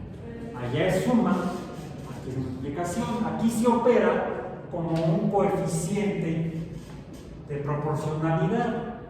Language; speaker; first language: Spanish; native; Spanish